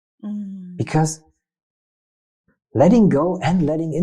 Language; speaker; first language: English; non-native, fluent; German